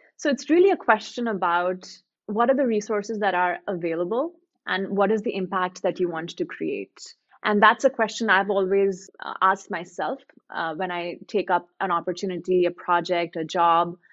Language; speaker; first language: English; non-native, local second language; Hindi